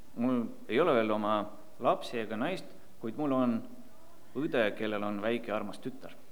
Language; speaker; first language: Estonian; non-native, local second language; Russian